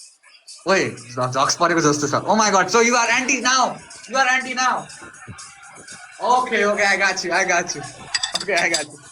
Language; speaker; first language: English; non-native, learner; Nepali